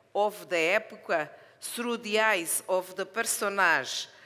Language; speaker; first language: English; non-native, learner; Portuguese